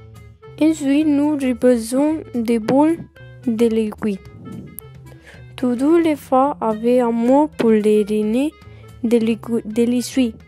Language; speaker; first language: French; non-native, learner; Spanish